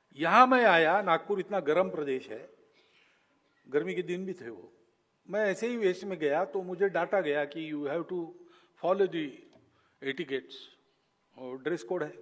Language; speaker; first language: Hindi; non-native, local second language; Malayalam